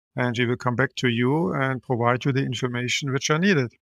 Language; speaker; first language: English; non-native, fluent; German